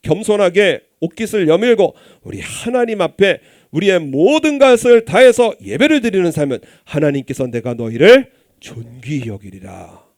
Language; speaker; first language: Korean; native; Korean